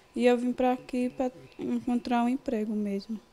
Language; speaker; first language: Portuguese; native; Portuguese